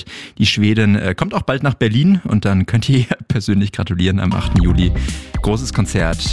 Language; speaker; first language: German; native; German